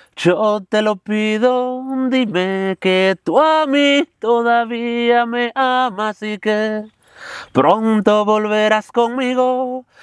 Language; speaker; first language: Spanish; native; Spanish